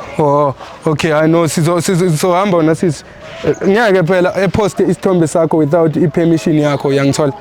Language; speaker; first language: Zulu; native; Zulu